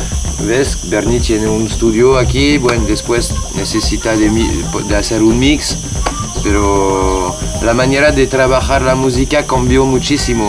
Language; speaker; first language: Spanish; non-native, learner; French